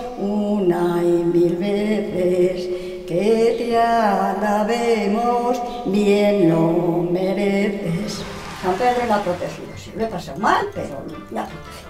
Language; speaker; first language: Spanish; native; Spanish